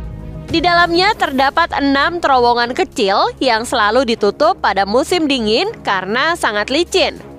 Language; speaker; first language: Indonesian; native; Indonesian